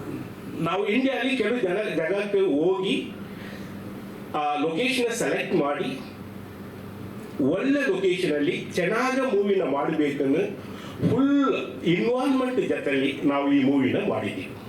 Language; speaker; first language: Kannada; non-native, learner; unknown